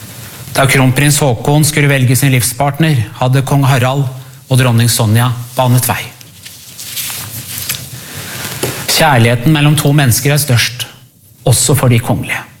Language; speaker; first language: Norwegian; native; Norwegian